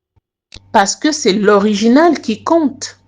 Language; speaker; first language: French; non-native, local second language; Lingala